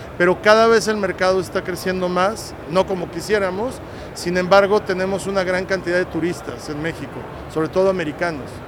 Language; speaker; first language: Spanish; native; Spanish